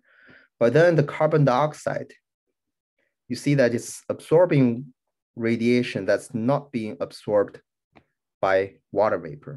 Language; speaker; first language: English; non-native, fluent; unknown